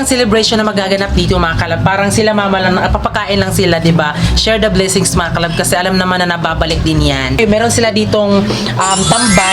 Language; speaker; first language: Filipino; non-native, local second language; Cebuano